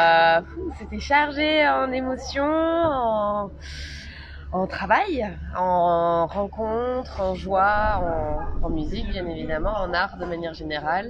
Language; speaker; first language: French; native; French